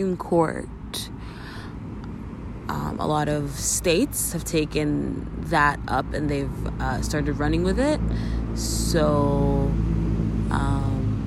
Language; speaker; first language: English; native; English